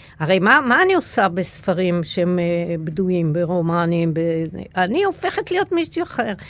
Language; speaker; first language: Hebrew; native; Hebrew